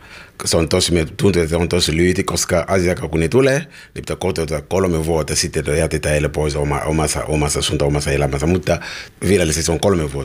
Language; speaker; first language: Finnish; non-native, learner; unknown